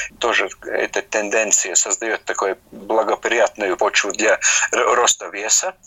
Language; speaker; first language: Russian; non-native, local second language; Latvian